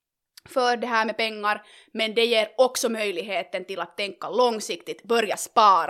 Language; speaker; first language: Swedish; native; Swedish